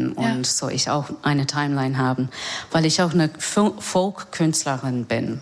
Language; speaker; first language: German; non-native, fluent; English